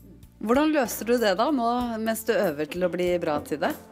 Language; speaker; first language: Norwegian; native; Norwegian